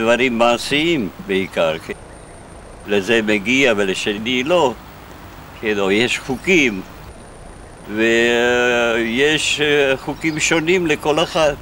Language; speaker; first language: Hebrew; non-native, fluent; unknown